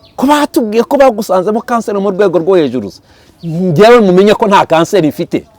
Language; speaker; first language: Kinyarwanda; early bilingual, heritage; Kinyarwanda